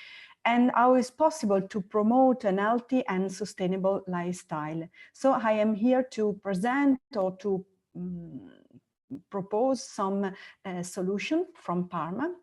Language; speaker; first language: English; non-native, learner; Italian